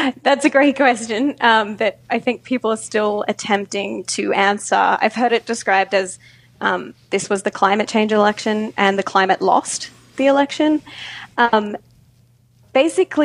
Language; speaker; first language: English; native; English